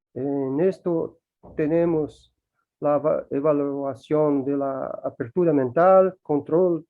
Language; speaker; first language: Spanish; non-native, learner; Portuguese